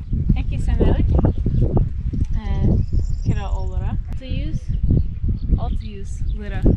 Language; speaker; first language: Turkish; non-native, learner; English